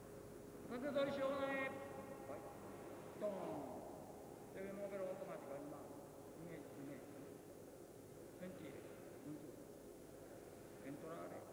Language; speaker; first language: Italian; non-native, learner; Japanese